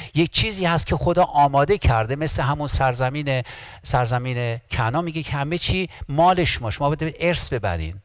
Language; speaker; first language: Persian; early bilingual, heritage; Persian